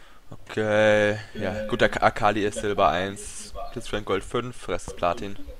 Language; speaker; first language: German; native; German